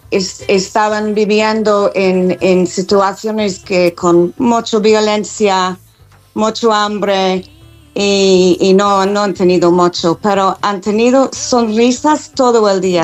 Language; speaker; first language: Spanish; non-native, fluent; English